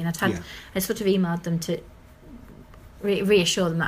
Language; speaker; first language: English; native; English